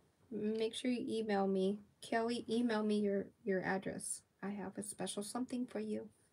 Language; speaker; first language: English; early bilingual, other home language; Spanish